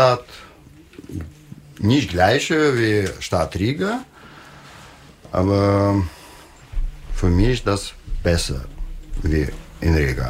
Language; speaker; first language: German; non-native, learner; Russian